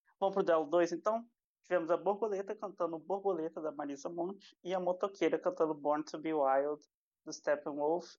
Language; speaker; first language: Portuguese; native; Portuguese